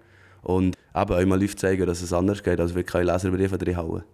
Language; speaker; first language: German; native; German